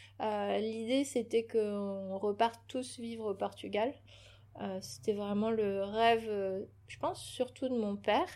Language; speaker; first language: French; early bilingual, other home language; Portuguese